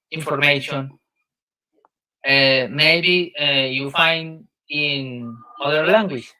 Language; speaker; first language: English; non-native, learner; Spanish